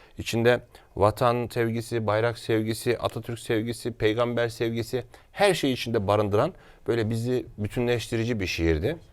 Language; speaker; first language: Turkish; native; Turkish